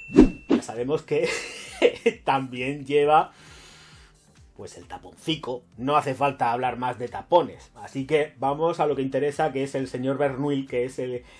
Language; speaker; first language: Spanish; native; Spanish